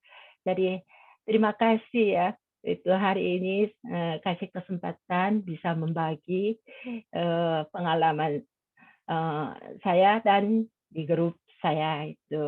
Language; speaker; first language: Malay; non-native, fluent; Korean